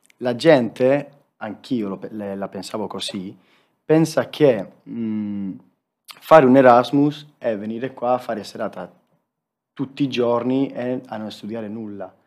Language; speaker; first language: Italian; non-native, fluent; Spanish